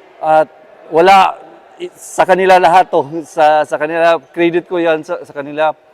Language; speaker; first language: Filipino; non-native, local second language; Cebuano